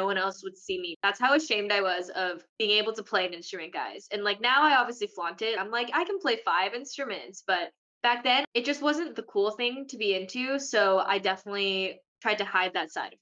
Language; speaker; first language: English; early bilingual, other home language; Korean